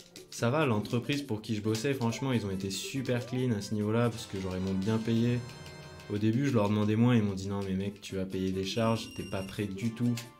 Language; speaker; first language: French; native; French